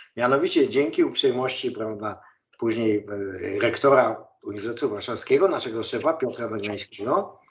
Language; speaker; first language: Polish; native; Polish